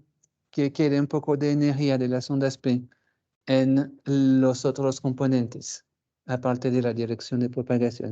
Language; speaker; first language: Spanish; non-native, fluent; French